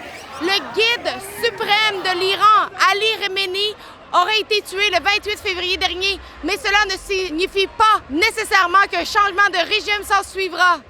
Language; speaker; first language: French; native; French